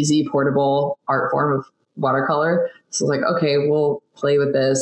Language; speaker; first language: English; native; English